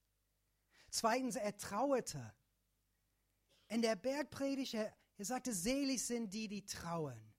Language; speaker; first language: German; non-native, fluent; English